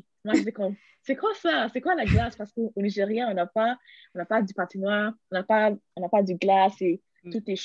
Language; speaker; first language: French; non-native, learner; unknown